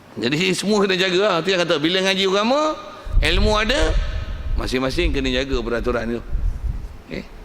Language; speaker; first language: Malay; native; Malay